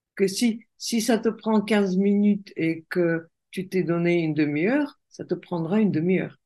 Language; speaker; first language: French; non-native, fluent; Russian